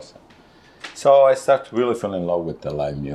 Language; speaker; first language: English; non-native, fluent; Italian